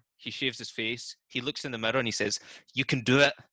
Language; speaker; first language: English; native; English